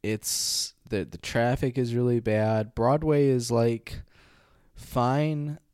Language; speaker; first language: English; native; English